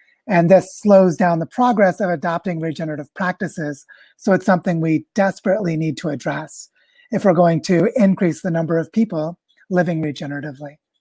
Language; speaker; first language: English; native; English